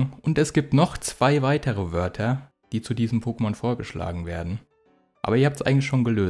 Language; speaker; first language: German; native; German